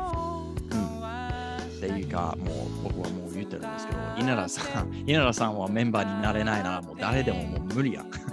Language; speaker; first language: Japanese; non-native, fluent; English